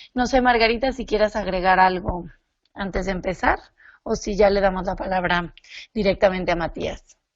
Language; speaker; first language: Spanish; native; Spanish